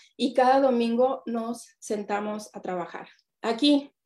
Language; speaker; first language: Spanish; native; Spanish